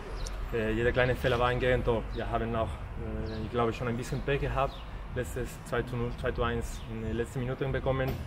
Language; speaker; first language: German; non-native, fluent; Spanish